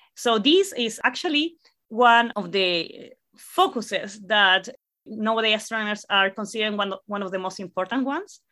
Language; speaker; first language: English; non-native, fluent; Spanish